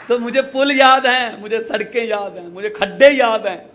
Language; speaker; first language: Hindi; non-native, local second language; Punjabi